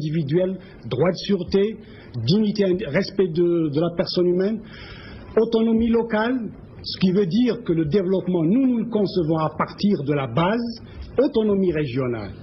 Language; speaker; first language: French; non-native, local second language; Kabyle